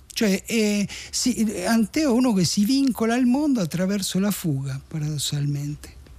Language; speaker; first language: Italian; non-native, fluent; Spanish